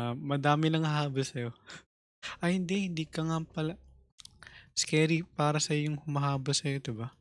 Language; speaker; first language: Filipino; native; Filipino